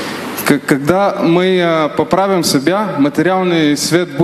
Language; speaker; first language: Russian; non-native, learner; Bulgarian